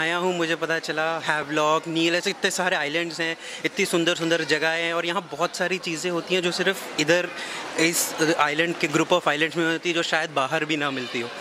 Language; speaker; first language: Hindi; native; Hindi